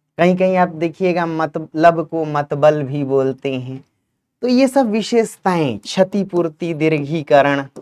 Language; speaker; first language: Hindi; native; Hindi